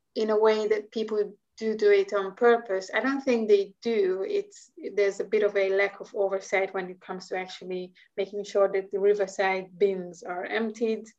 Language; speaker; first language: English; non-native, fluent; Hungarian